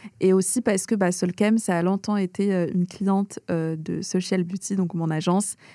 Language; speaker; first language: French; early bilingual, other home language; Arabic